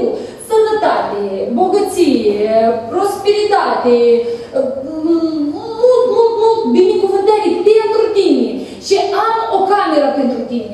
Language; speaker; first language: Romanian; non-native, learner; Russian